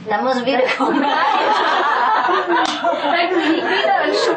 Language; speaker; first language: German; non-native, fluent; Vietnamese